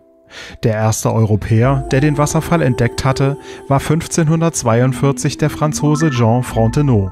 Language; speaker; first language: German; native; German